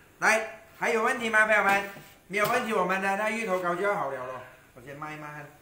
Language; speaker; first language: Chinese; native; Chinese